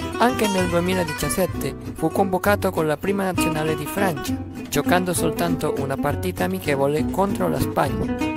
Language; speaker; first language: Italian; non-native, fluent; Spanish